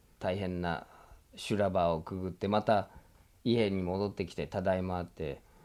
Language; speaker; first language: Japanese; non-native, fluent; English